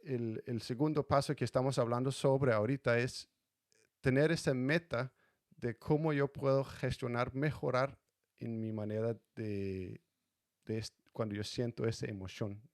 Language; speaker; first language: Spanish; non-native, fluent; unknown